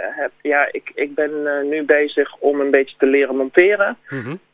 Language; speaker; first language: Dutch; native; Dutch